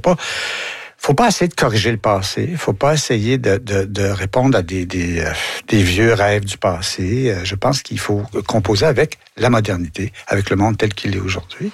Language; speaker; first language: French; native; French